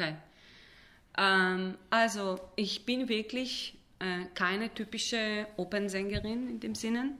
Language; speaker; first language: German; non-native, fluent; Hebrew